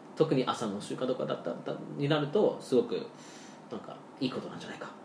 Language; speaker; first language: Japanese; non-native, fluent; English